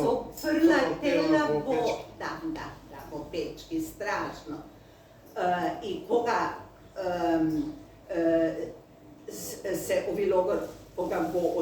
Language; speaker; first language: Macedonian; non-native, learner; Slovenian